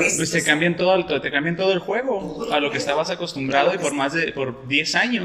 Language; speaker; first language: Spanish; native; Spanish